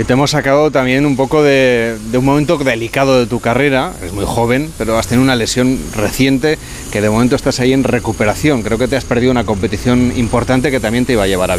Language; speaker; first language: Spanish; native; Spanish